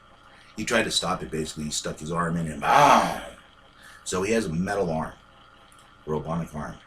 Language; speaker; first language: English; native; English